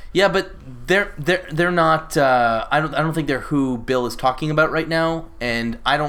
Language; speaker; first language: English; native; English